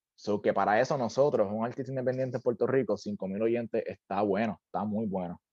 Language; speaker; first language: Spanish; native; Spanish